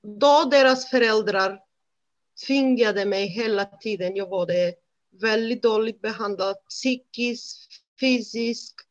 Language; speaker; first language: Swedish; non-native, fluent; Romany